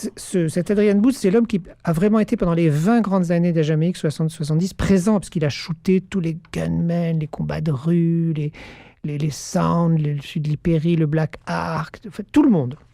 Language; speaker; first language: French; native; French